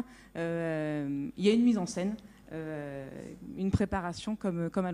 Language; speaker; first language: French; native; French